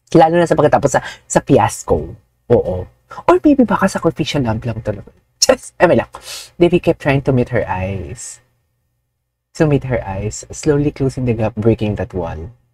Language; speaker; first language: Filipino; non-native, local second language; Hiligaynon